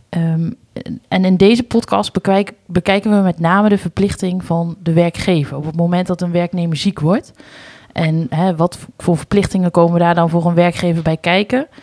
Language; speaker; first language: Dutch; native; Dutch